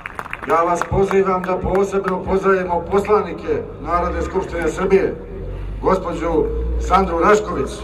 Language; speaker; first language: Bosnian; native; Bosnian